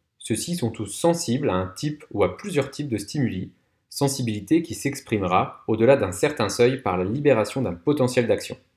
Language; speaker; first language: French; native; French